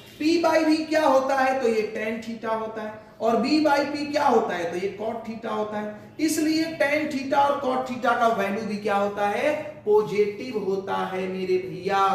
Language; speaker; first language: Hindi; native; Hindi